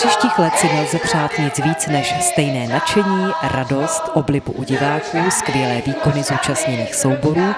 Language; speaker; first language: Czech; native; Czech